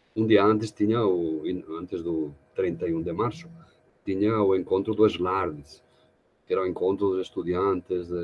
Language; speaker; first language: Portuguese; non-native, fluent; Catalan